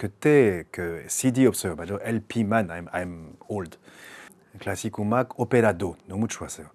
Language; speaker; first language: Korean; non-native, learner; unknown